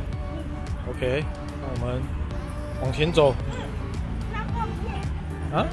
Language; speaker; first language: Chinese; native; Chinese